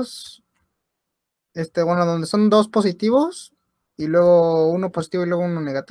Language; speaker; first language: Spanish; native; Spanish